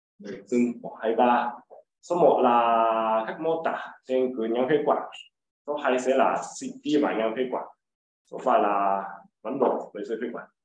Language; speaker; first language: Vietnamese; non-native, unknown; Japanese